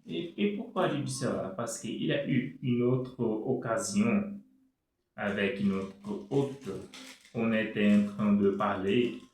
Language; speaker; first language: French; non-native, fluent; Portuguese